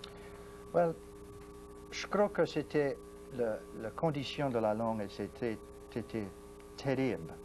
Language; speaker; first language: French; non-native, local second language; English